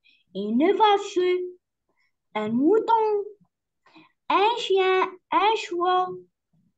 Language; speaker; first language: French; non-native, learner; Arabic